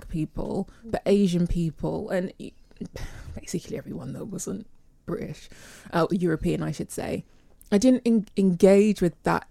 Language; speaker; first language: English; native; English